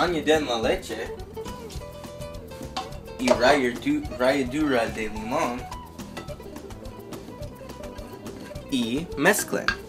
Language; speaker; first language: Spanish; non-native, learner; English